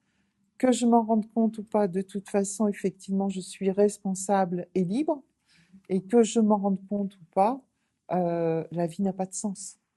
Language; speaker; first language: French; native; French